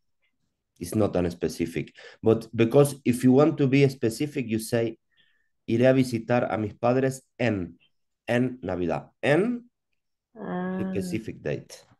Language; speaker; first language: English; non-native, learner; Spanish